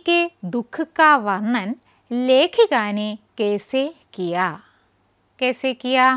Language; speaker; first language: Hindi; non-native, local second language; Malayalam